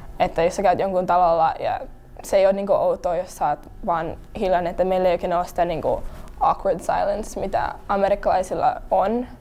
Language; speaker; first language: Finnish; native; Finnish